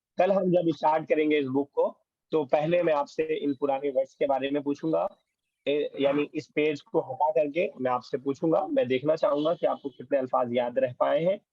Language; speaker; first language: Urdu; native; Urdu